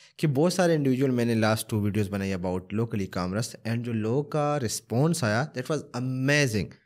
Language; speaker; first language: Urdu; non-native, local second language; Pashto